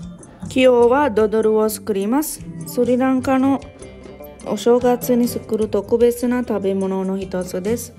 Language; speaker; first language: Japanese; non-native, learner; Sinhala